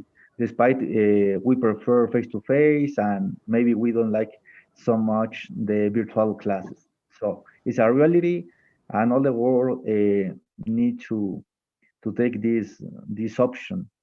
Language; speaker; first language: English; non-native, fluent; Spanish